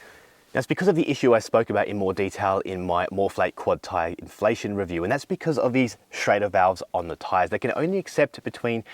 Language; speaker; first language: English; native; English